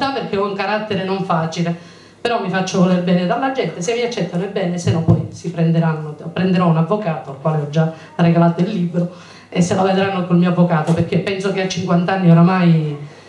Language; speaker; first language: Italian; native; Italian